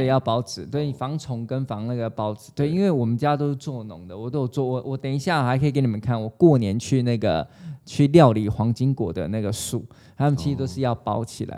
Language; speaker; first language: Chinese; native; Chinese